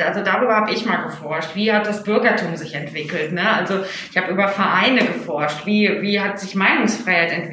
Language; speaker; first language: German; native; German